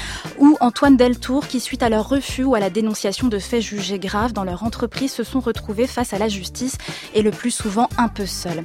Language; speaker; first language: French; native; French